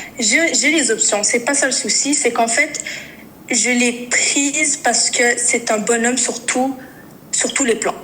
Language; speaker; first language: French; native; French